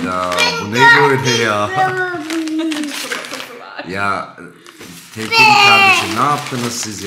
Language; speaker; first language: Turkish; native; Turkish